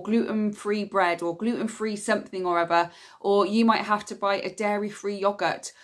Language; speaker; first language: English; native; English